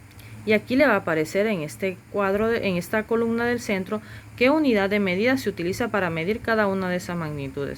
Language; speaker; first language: Spanish; native; Spanish